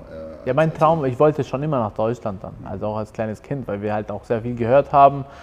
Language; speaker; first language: German; early bilingual, other home language; Albanian